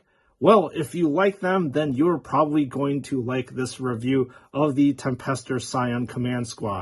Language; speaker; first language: English; native; English